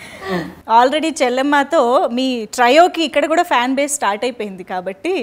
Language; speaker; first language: Telugu; native; Telugu